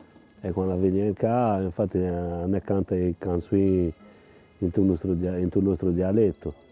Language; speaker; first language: Italian; non-native, local second language; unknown